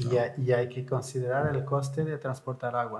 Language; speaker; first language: Spanish; non-native, learner; Portuguese